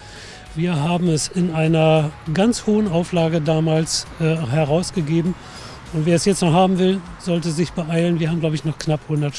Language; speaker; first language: German; native; German